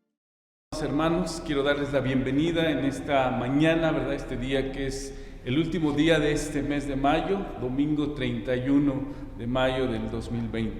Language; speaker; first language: Spanish; native; Spanish